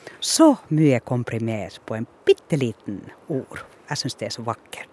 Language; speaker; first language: Norwegian; non-native, fluent; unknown